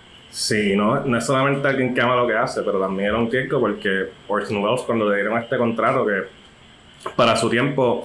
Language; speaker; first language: Spanish; native; Spanish